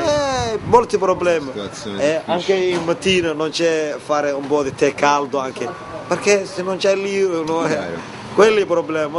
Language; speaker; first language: Italian; non-native, learner; Somali